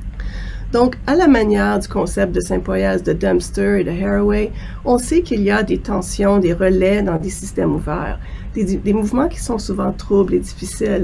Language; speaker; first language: French; native; French